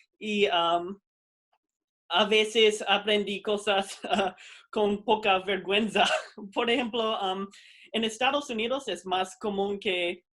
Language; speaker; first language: Spanish; non-native, fluent; English